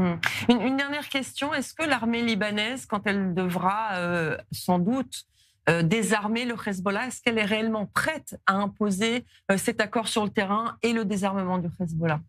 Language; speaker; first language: French; native; French